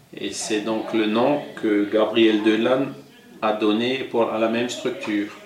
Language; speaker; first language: French; non-native, fluent; Portuguese